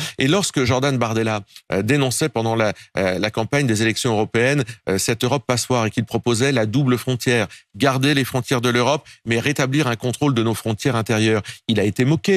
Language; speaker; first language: French; native; French